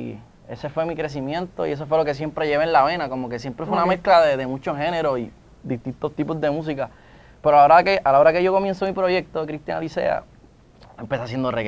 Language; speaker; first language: Spanish; native; Spanish